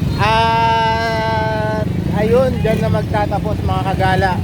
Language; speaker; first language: Filipino; native; Filipino